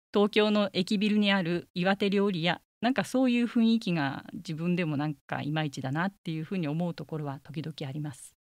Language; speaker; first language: Japanese; native; Japanese